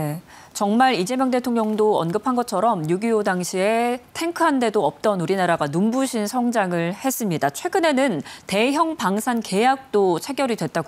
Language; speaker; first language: Korean; native; Korean